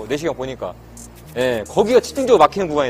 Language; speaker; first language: Korean; native; Korean